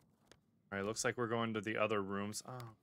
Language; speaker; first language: English; native; English